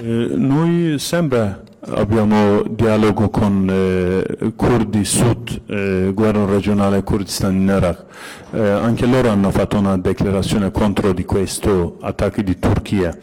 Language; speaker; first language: Italian; non-native, fluent; Kurdish